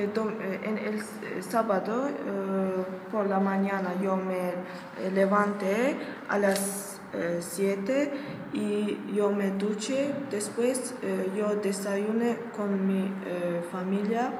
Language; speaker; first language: Spanish; non-native, learner; Azerbaijani